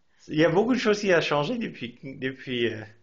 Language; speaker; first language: French; non-native, fluent; English